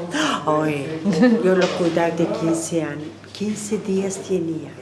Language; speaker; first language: Spanish; non-native, fluent; Bulgarian